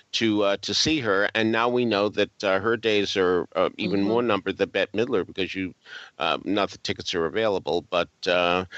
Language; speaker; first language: English; native; English